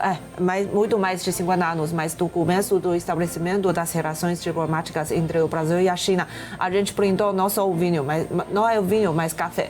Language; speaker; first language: Portuguese; non-native, fluent; Chinese